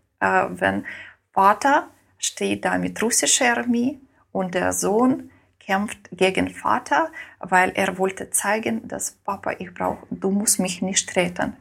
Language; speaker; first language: German; non-native, learner; Ukrainian